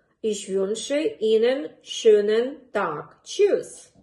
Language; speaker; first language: German; non-native, fluent; Ukrainian